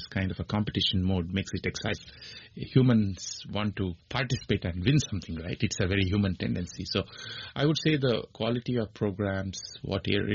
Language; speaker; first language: English; non-native, local second language; Kannada